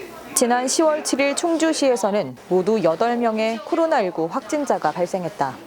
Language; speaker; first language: Korean; native; Korean